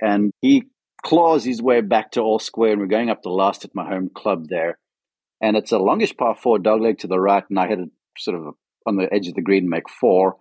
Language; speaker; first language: English; native; English